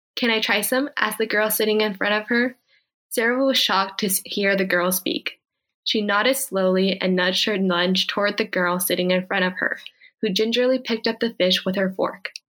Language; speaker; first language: English; early bilingual, other home language; Korean